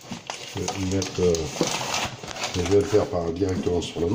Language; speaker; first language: French; native; French